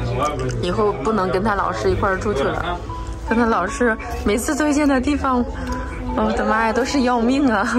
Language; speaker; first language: Chinese; native; Chinese